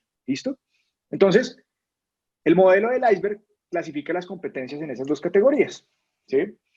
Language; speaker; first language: Spanish; native; Spanish